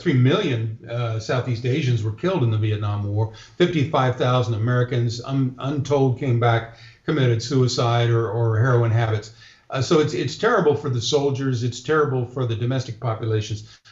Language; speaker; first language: English; native; English